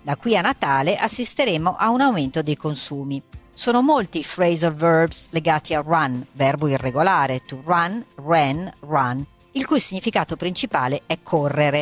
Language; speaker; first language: Italian; native; Italian